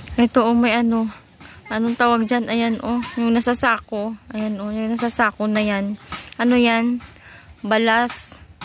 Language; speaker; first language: Filipino; non-native, local second language; Hiligaynon